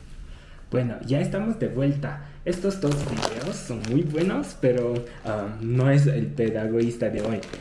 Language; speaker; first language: Spanish; non-native, fluent; Chinese